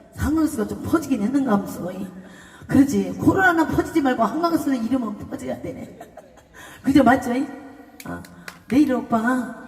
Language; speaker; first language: Korean; native; Korean